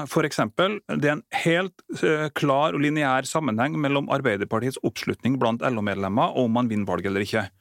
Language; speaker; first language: Norwegian; native; Norwegian